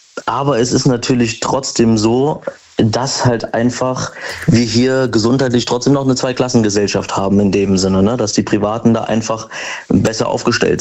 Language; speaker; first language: German; native; German